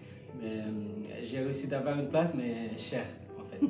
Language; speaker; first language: French; non-native, fluent; Bangla